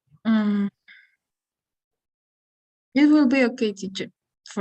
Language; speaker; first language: English; non-native, learner; Spanish